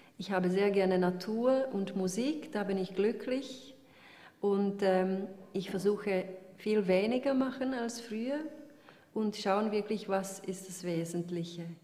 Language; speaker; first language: German; early bilingual, heritage; Czech